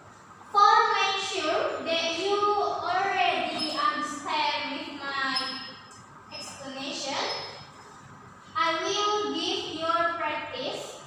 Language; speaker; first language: English; non-native, learner; Indonesian